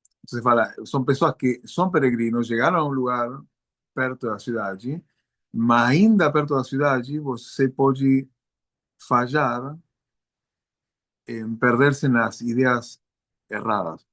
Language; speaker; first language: Portuguese; non-native, learner; Spanish